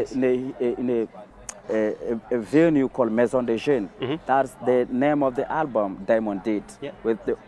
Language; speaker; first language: English; non-native, fluent; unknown